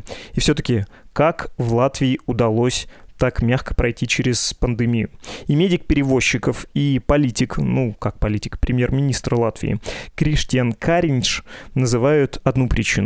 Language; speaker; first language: Russian; native; Russian